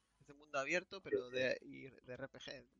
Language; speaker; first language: Spanish; native; Spanish